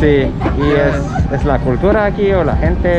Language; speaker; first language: Spanish; non-native, learner; English